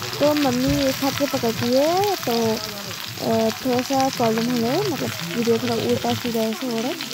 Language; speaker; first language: Hindi; non-native, local second language; Bangla